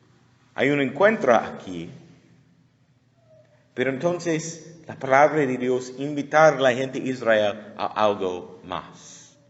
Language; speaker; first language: Spanish; non-native, learner; English